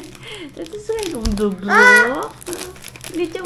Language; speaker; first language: Dutch; non-native, learner; Filipino